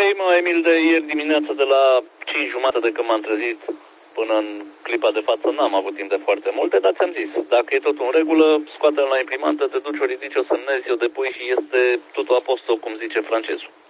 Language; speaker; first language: Romanian; native; Romanian